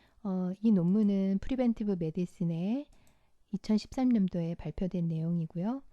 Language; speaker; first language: Korean; native; Korean